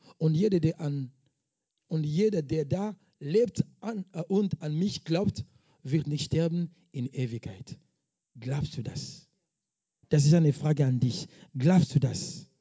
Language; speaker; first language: German; non-native, fluent; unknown